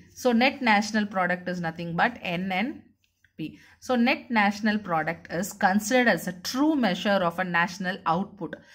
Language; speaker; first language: English; non-native, local second language; Tamil